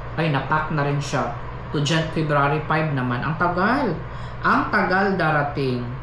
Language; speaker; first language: Filipino; non-native, local second language; Cebuano